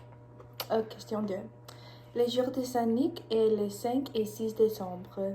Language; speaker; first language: French; non-native, learner; English